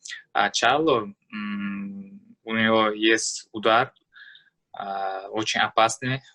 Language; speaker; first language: Russian; non-native, learner; Uzbek